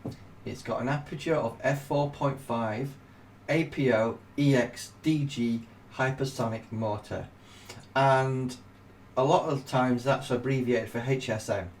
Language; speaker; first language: English; native; English